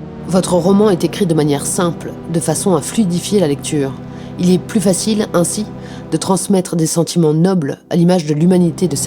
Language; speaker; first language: French; native; French